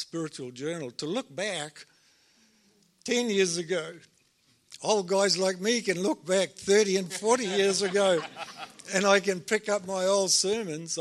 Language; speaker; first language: English; native; English